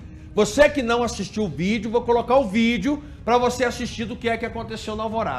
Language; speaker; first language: Portuguese; native; Portuguese